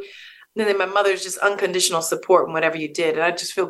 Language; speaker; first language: English; native; English